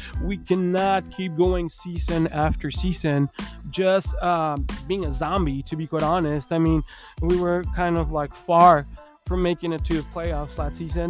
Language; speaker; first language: English; non-native, fluent; Spanish